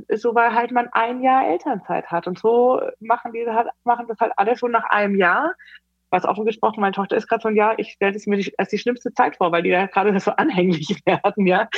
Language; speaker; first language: German; native; German